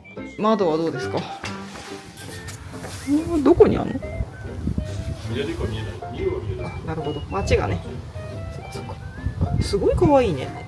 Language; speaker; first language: Japanese; native; Japanese